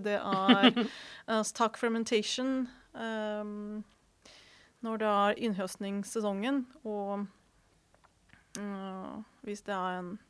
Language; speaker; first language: Norwegian; non-native, fluent; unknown